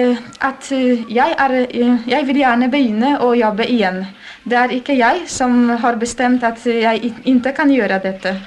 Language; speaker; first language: Norwegian; non-native, fluent; Polish